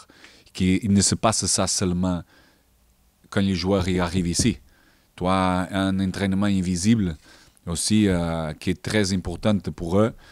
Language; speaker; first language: French; non-native, fluent; Portuguese